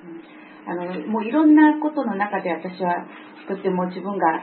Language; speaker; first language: Japanese; non-native, fluent; Korean